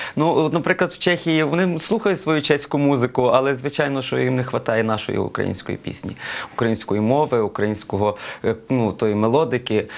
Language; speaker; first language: Ukrainian; native; Ukrainian